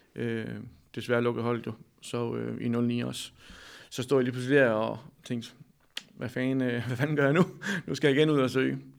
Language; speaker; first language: Danish; native; Danish